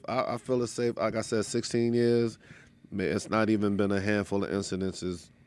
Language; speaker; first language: English; native; English